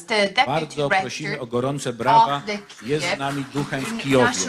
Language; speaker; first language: Polish; native; Polish